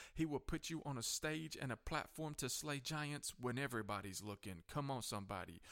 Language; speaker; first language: English; native; English